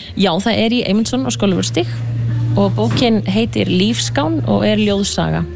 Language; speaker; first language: Icelandic; native; Icelandic